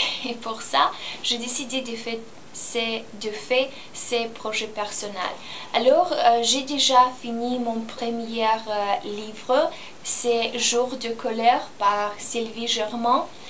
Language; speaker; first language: French; non-native, learner; Romanian